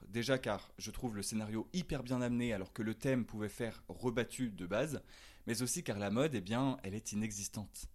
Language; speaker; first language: French; native; French